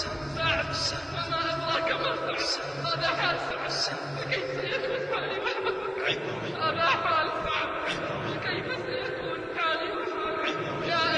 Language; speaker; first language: Arabic; native; Arabic